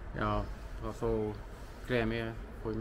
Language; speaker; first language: Portuguese; non-native, learner; Norwegian